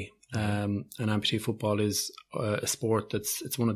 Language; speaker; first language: English; native; English